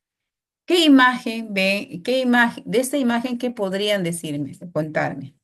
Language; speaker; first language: Spanish; native; Spanish